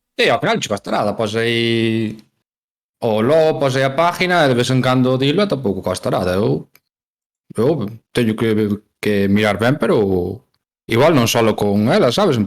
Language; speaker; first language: Galician; native; Galician